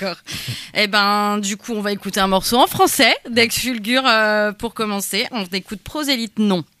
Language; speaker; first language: French; native; French